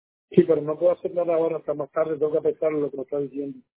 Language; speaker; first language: Spanish; native; Spanish